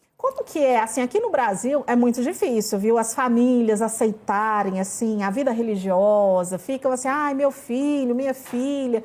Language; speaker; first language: Portuguese; native; Portuguese